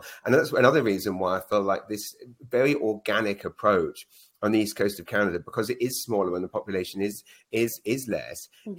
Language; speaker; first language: English; native; English